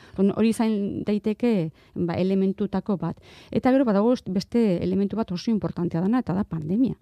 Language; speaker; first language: Basque; non-native, local second language; Spanish